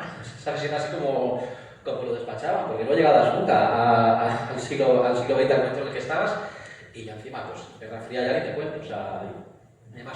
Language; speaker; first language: Spanish; native; Spanish